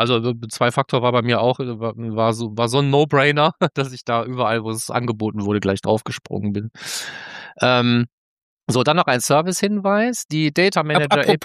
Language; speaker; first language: German; native; German